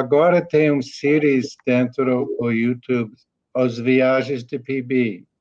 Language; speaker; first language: Portuguese; non-native, learner; English